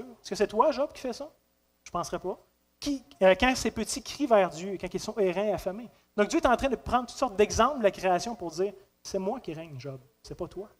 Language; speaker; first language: French; native; French